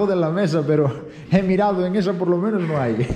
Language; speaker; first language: Spanish; native; Spanish